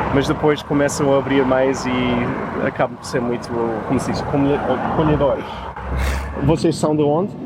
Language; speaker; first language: Portuguese; early bilingual, heritage; Portuguese